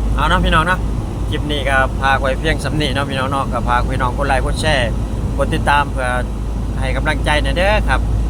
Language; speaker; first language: Thai; native; Thai